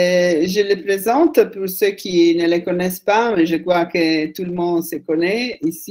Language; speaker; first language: French; non-native, fluent; Italian